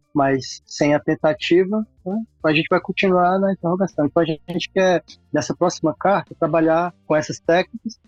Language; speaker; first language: Portuguese; native; Portuguese